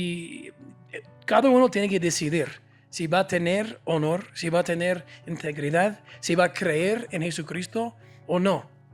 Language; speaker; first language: Spanish; non-native, fluent; English